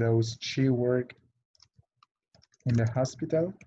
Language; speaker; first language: English; non-native, fluent; Spanish